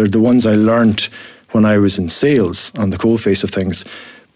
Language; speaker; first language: English; native; English